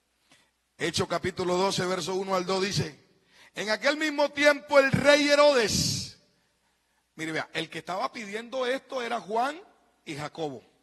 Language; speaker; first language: Spanish; native; Spanish